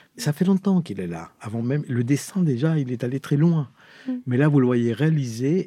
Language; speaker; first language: French; non-native, fluent; Spanish